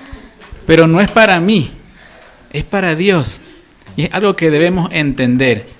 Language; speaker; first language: Spanish; native; Spanish